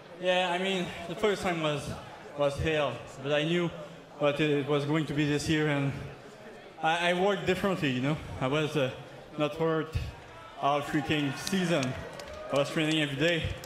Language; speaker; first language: English; non-native, fluent; French